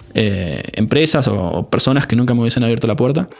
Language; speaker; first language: Spanish; native; Spanish